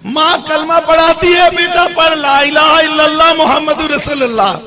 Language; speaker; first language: Hindi; non-native, local second language; Bangla